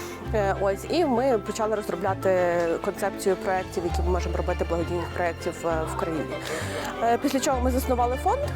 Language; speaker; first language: Ukrainian; native; Ukrainian